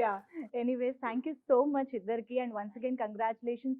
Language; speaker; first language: Telugu; native; Telugu